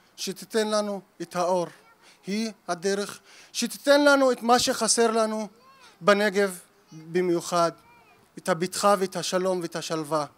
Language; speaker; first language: Hebrew; native; Hebrew